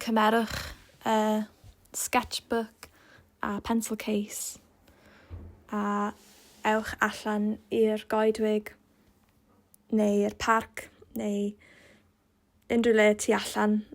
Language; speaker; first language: Welsh; non-native, local second language; English